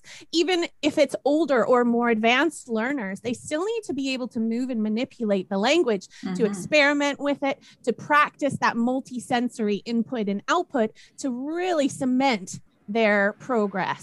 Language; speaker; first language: English; native; English